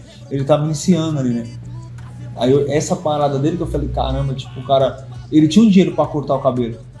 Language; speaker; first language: Portuguese; native; Portuguese